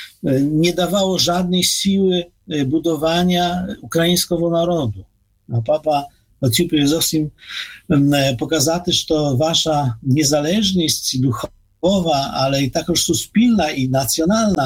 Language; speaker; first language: Polish; non-native, fluent; Ukrainian